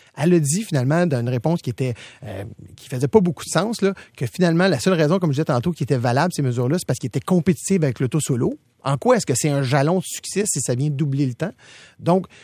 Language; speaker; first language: French; native; French